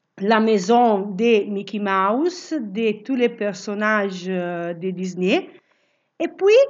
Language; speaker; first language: French; non-native, fluent; Italian